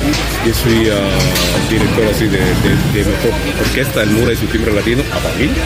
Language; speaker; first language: French; non-native, fluent; Spanish